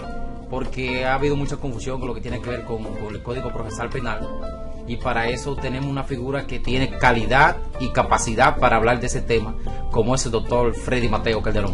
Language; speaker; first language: Spanish; native; Spanish